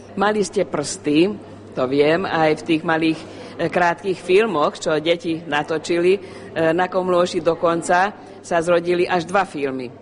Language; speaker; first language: Slovak; non-native, local second language; Hungarian